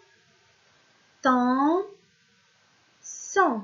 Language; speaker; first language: French; non-native, local second language; Arabic